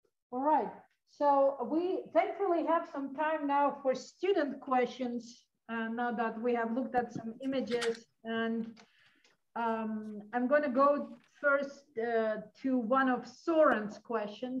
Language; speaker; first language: English; early bilingual, other home language; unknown